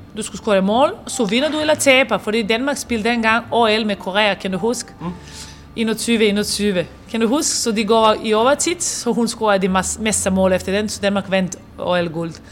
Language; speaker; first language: Danish; non-native, fluent; Serbian